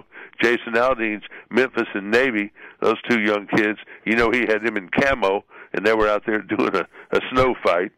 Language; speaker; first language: English; native; English